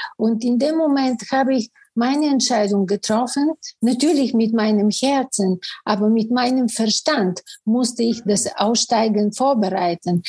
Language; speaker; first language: German; non-native, fluent; Bulgarian